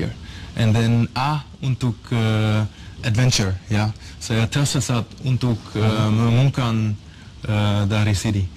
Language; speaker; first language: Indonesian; non-native, learner; German